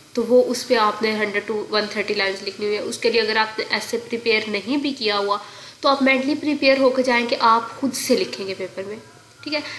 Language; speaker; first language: Urdu; native; Urdu